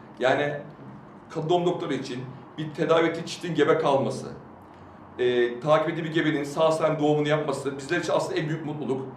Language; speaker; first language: Turkish; native; Turkish